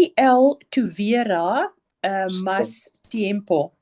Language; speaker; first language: Spanish; non-native, learner; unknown